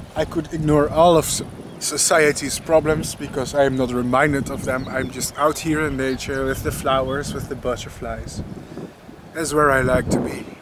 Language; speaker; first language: English; non-native, fluent; Dutch